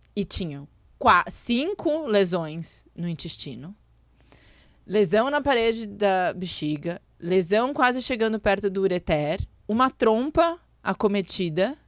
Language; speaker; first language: Portuguese; native; Portuguese